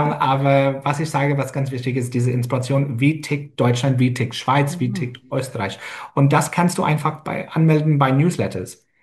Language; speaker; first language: German; non-native, fluent; English